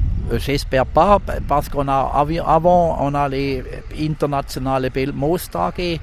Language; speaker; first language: French; non-native, local second language; German